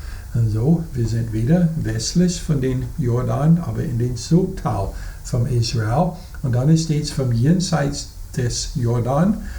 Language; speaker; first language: German; non-native, fluent; English